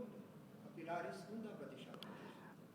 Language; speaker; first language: Portuguese; non-native, learner; Arabic